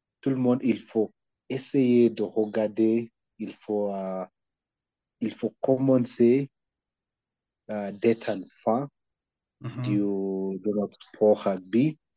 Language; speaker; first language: French; non-native, learner; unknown